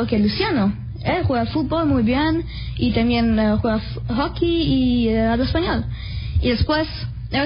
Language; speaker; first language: Spanish; early bilingual, heritage; Spanish